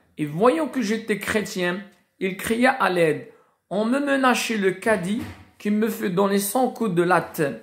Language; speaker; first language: French; non-native, local second language; Arabic